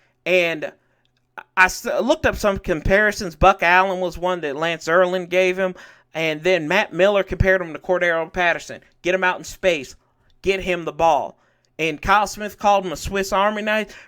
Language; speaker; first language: English; native; English